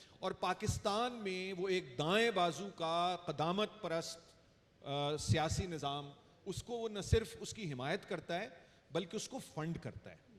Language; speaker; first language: Urdu; native; Urdu